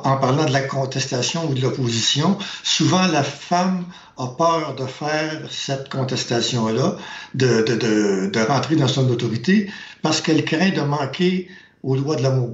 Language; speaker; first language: French; native; French